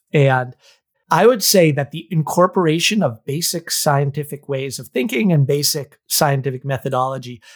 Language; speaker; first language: English; native; English